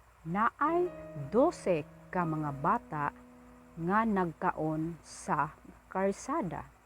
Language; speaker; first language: Cebuano; non-native, learner; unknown